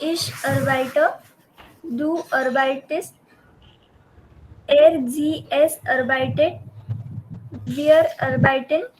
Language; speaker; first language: German; non-native, learner; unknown